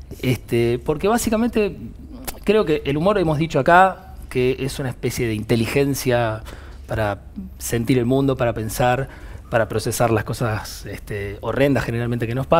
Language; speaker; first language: Spanish; native; Spanish